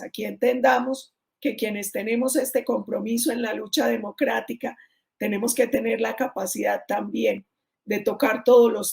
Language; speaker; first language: Spanish; native; Spanish